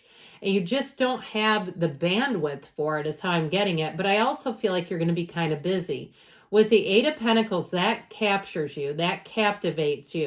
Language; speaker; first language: English; native; English